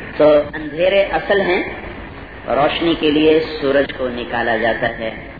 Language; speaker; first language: Urdu; non-native, local second language; Punjabi